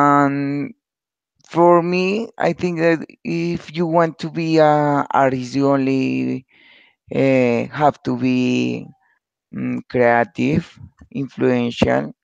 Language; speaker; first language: English; non-native, learner; Spanish